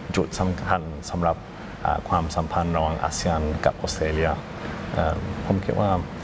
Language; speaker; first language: Thai; non-native, fluent; English